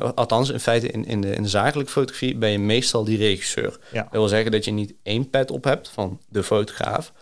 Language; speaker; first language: Dutch; early bilingual, other home language; Greek